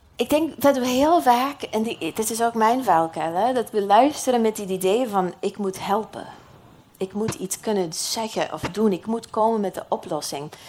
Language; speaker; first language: Dutch; non-native, fluent; English